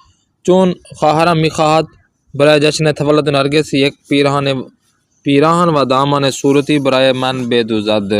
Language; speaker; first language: Persian; non-native, fluent; Urdu